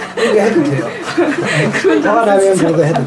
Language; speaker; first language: Korean; non-native, learner; Tibetan